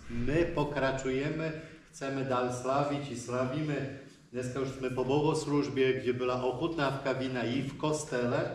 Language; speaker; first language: Czech; non-native, fluent; Polish